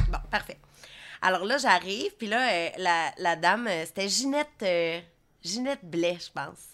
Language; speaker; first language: French; native; French